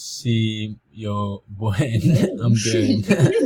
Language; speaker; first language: Spanish; non-native, learner; English